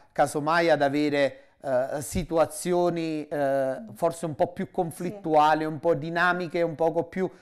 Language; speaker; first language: Italian; native; Italian